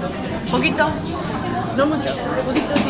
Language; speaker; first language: Spanish; non-native, fluent; Japanese